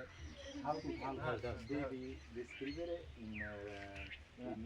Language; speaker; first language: English; non-native, learner; Italian